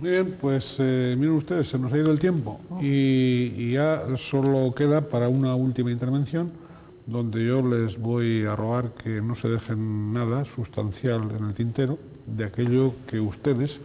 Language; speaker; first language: Spanish; native; Spanish